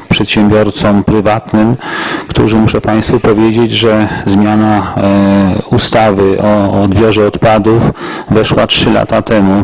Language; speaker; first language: Polish; native; Polish